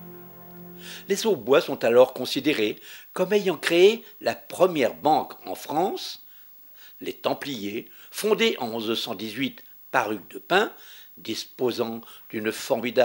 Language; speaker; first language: French; native; French